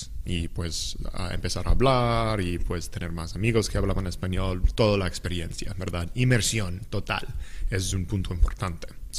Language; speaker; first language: Spanish; non-native, fluent; English